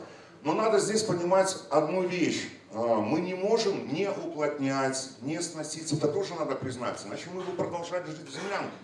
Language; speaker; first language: Russian; native; Russian